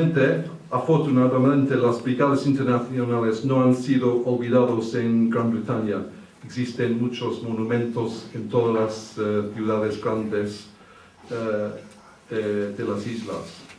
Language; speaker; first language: Spanish; early bilingual, heritage; English